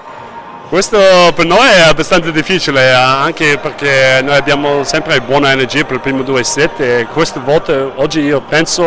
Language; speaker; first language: Italian; non-native, learner; English